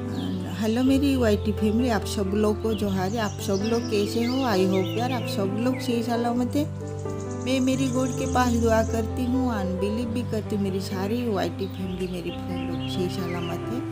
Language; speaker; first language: Hindi; non-native, local second language; Odia